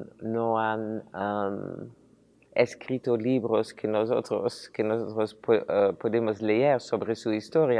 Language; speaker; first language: Spanish; non-native, fluent; Dutch